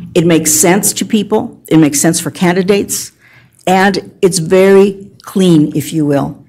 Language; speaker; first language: English; early bilingual, other home language; Spanish